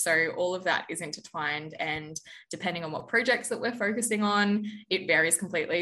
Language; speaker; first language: English; native; English